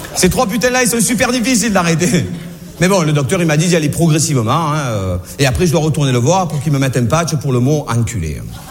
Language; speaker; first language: French; native; French